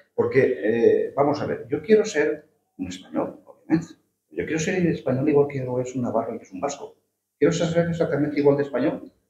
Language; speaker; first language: Spanish; native; Spanish